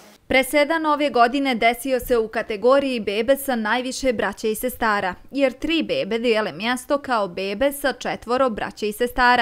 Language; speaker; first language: Serbian; native; Serbian